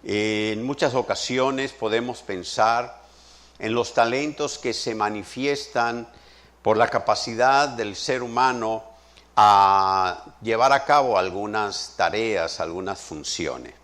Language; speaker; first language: Spanish; native; Spanish